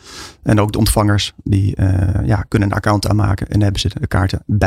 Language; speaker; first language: Dutch; native; Dutch